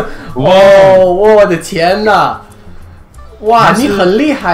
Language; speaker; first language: Chinese; non-native, fluent; English